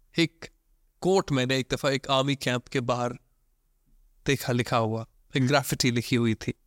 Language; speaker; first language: Hindi; non-native, local second language; Kashmiri